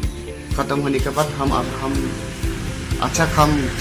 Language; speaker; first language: Hindi; non-native, local second language; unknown